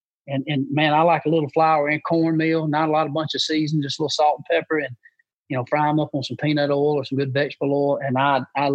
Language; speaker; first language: English; native; English